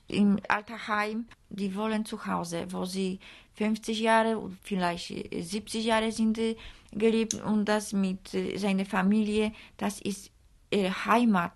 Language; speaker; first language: German; non-native, learner; Polish